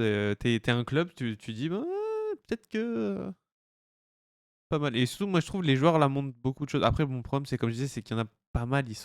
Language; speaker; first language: French; native; French